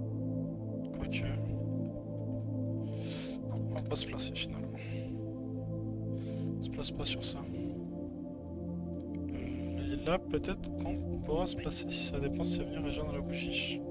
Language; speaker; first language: French; native; French